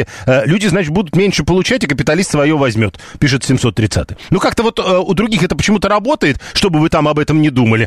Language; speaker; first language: Russian; native; Russian